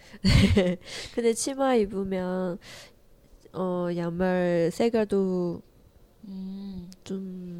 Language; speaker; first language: Korean; non-native, learner; Chinese